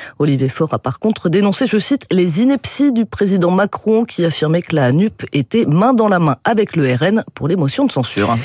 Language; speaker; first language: French; native; French